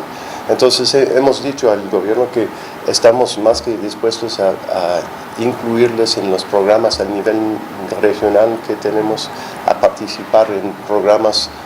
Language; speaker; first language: Spanish; non-native, fluent; English